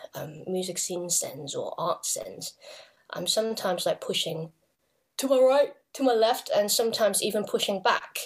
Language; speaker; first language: English; non-native, local second language; Cantonese